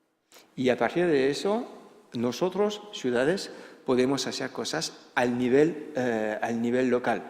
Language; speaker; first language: Spanish; non-native, fluent; Dutch